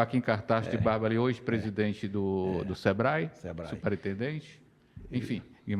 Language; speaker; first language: Portuguese; native; Portuguese